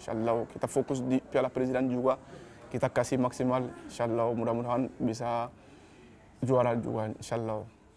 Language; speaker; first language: Malay; non-native, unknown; Bambara